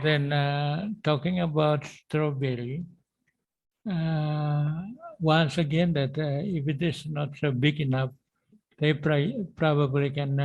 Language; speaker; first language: English; non-native, learner; Indonesian